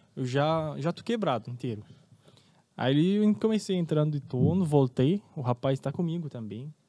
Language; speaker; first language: Portuguese; non-native, fluent; Arabic